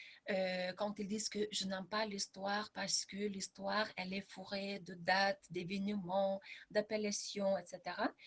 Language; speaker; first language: French; non-native, fluent; Lithuanian